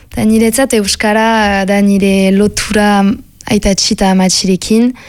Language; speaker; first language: Basque; non-native, local second language; French